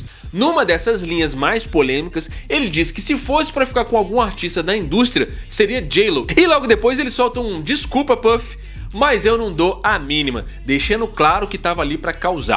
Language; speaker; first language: Portuguese; native; Portuguese